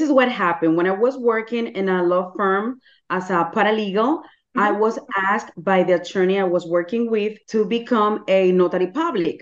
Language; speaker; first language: English; non-native, fluent; Spanish